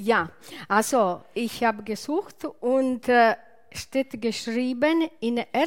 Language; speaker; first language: German; non-native, learner; Italian